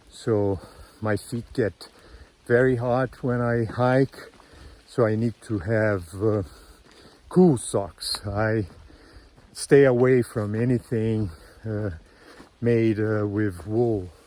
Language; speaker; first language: English; non-native, fluent; Portuguese